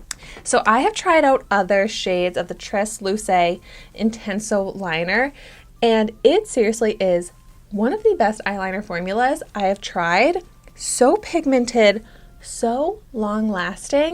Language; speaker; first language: English; native; English